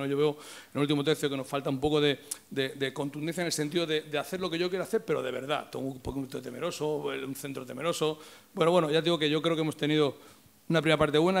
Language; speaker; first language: Spanish; native; Spanish